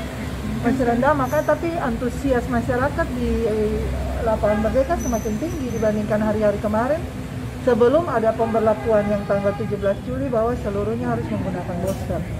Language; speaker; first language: Indonesian; non-native, local second language; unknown